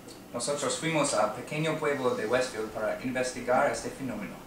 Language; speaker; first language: Spanish; non-native, learner; English